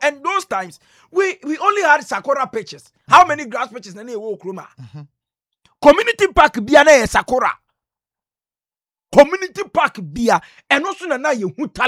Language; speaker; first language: English; non-native, local second language; Akan